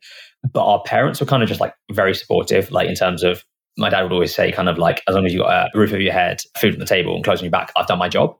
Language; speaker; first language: English; native; English